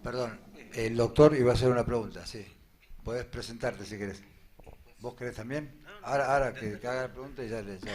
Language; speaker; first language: Spanish; native; Spanish